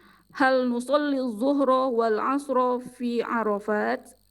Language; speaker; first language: Arabic; non-native, learner; Indonesian